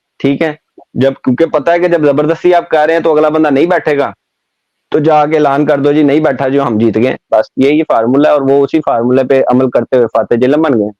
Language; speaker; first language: Urdu; non-native, local second language; Punjabi